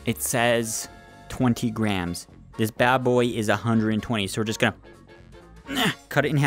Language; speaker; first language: English; native; English